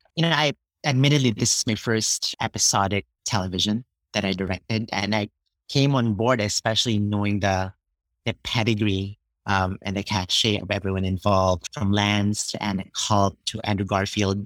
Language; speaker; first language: English; non-native, local second language; Cebuano